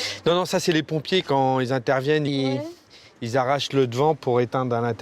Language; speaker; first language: French; native; French